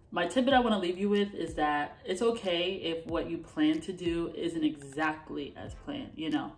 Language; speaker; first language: English; native; English